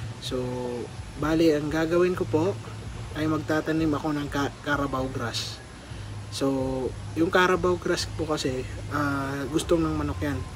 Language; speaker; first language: Filipino; non-native, local second language; Cebuano